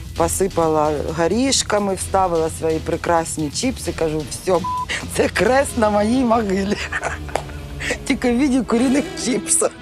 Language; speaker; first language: Ukrainian; native; Ukrainian